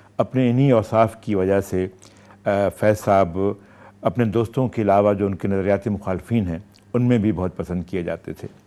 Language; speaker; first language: Urdu; native; Urdu